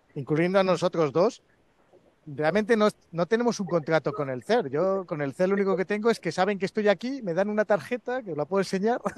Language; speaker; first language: Spanish; native; Spanish